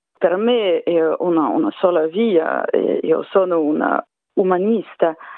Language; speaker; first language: Italian; non-native, fluent; Russian